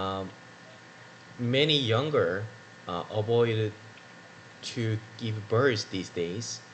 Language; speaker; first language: English; non-native, learner; Korean